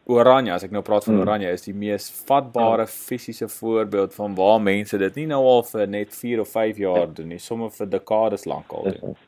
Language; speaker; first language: Afrikaans; native; Afrikaans